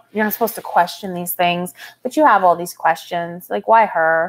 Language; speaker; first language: English; native; English